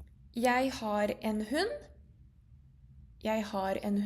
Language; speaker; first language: Norwegian; non-native, fluent; Portuguese